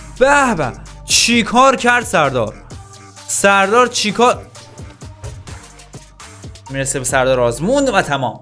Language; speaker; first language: Persian; native; Persian